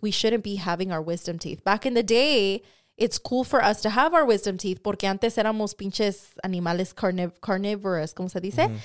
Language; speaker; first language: English; early bilingual, other home language; Spanish